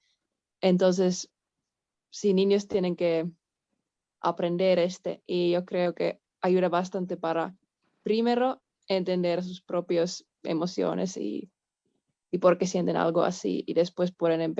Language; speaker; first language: Spanish; non-native, fluent; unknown